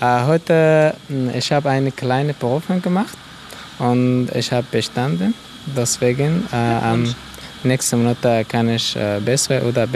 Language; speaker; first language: German; non-native, learner; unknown